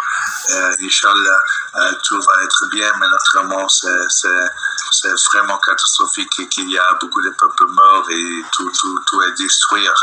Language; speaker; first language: French; non-native, local second language; Dutch